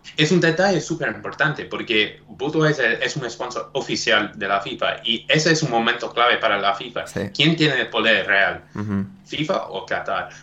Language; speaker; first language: Spanish; non-native, fluent; English